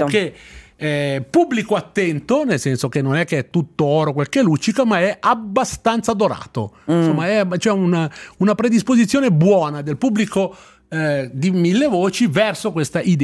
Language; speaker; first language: Italian; native; Italian